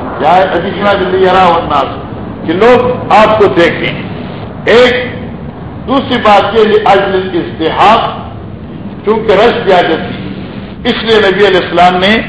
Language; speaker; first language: Urdu; non-native, local second language; Northern Hindko